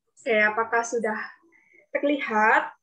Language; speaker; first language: Indonesian; native; Indonesian